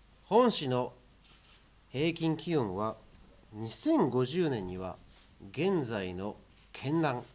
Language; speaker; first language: Japanese; native; Japanese